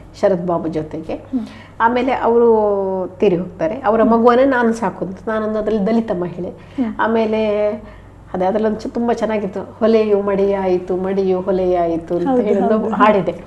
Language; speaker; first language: Kannada; non-native, local second language; Konkani